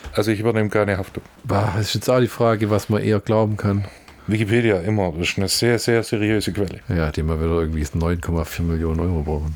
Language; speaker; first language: German; native; German